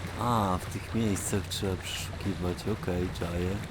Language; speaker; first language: Polish; native; Polish